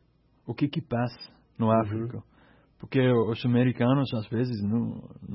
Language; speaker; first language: Portuguese; non-native, learner; English